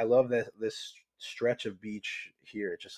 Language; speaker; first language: English; native; English